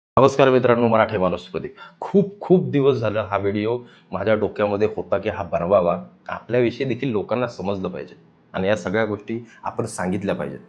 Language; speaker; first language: Marathi; native; Marathi